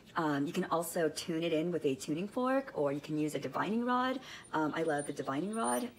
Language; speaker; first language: English; native; English